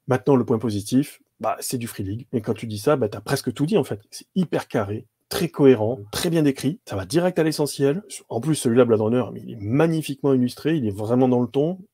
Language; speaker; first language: French; native; French